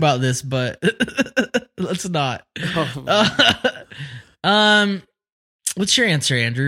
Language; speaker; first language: English; native; English